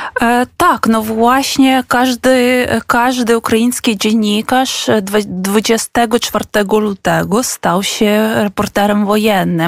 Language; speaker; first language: Polish; non-native, fluent; Ukrainian